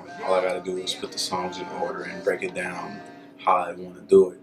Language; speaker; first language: English; native; English